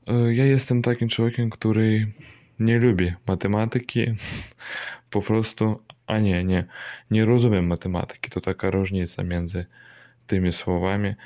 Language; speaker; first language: Polish; non-native, learner; Russian